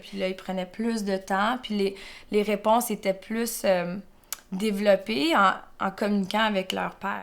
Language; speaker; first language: French; native; French